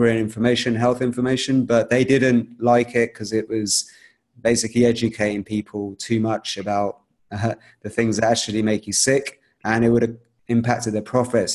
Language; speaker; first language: English; native; English